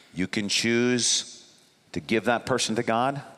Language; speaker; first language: English; native; English